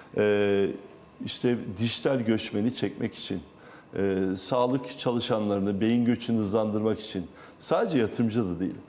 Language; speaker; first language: Turkish; native; Turkish